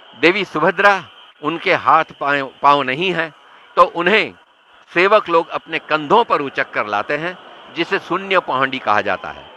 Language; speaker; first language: Hindi; non-native, local second language; Odia